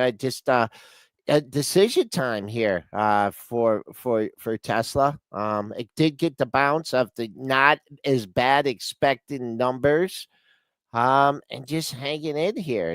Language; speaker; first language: English; native; English